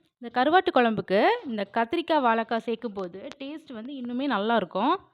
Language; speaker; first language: Tamil; native; Tamil